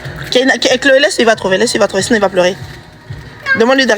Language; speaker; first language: French; native; French